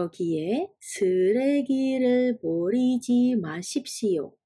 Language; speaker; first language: Korean; non-native, fluent; Indonesian